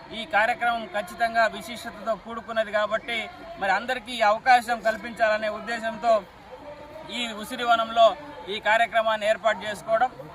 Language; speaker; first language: Telugu; native; Telugu